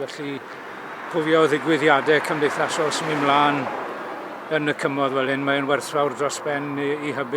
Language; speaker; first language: Welsh; non-native, local second language; English